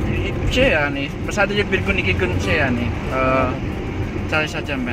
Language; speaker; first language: Turkish; non-native, fluent; Indonesian